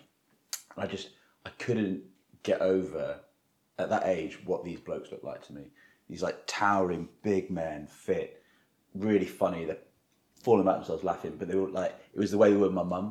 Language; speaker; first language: English; native; English